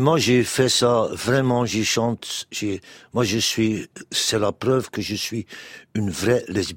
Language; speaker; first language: French; non-native, local second language; Dutch